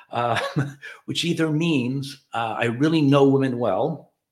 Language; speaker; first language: English; native; English